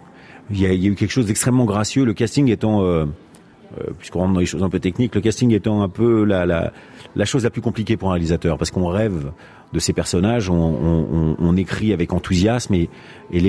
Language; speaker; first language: French; native; French